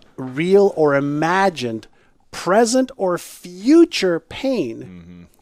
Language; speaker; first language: English; non-native, fluent; Hebrew